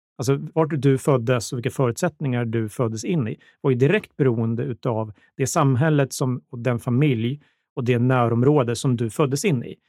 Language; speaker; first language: Swedish; native; Swedish